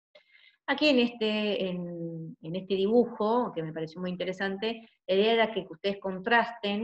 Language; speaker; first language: Spanish; native; Spanish